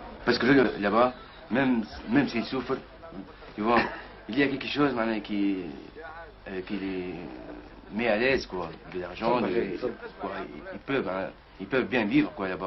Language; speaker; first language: French; non-native, local second language; Arabic